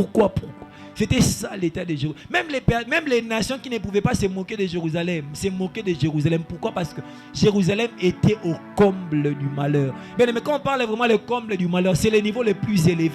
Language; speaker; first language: French; non-native, local second language; Lingala